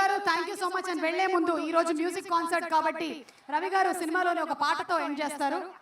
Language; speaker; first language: Telugu; native; Telugu